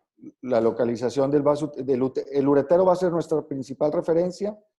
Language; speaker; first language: Spanish; native; Spanish